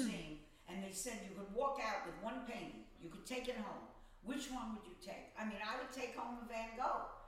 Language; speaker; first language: English; native; English